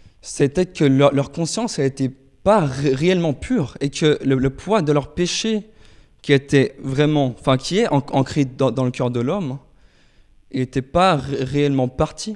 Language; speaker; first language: French; native; French